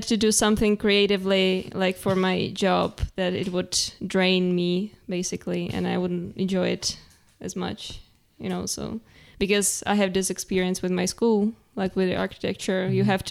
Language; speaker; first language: English; non-native, fluent; Czech